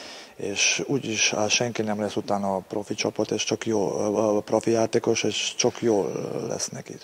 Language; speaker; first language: Hungarian; non-native, learner; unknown